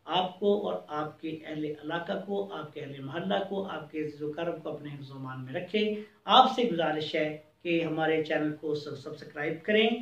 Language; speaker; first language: Urdu; non-native, local second language; Punjabi